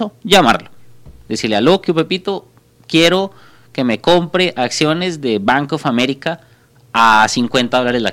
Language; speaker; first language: Spanish; native; Spanish